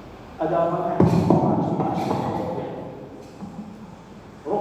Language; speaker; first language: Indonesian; non-native, learner; Arabic